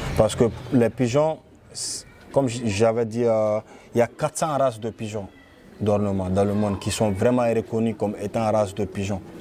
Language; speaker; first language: French; non-native, local second language; Fula